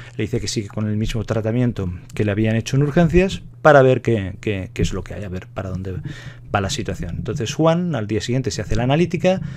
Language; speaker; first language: Spanish; native; Spanish